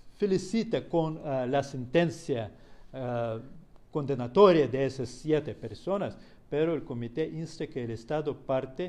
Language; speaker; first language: Spanish; non-native, fluent; Russian